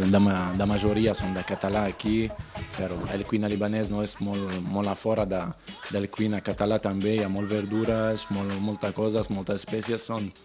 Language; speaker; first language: Catalan; non-native, learner; Arabic